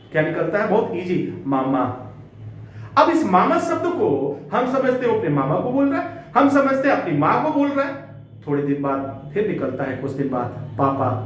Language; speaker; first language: Hindi; native; Hindi